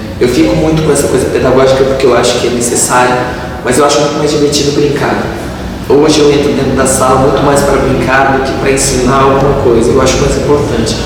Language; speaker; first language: Portuguese; native; Portuguese